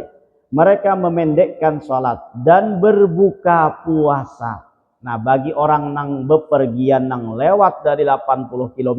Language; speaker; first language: Indonesian; non-native, local second language; Banjar